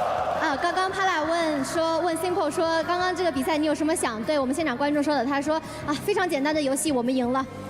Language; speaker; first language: Chinese; native; Chinese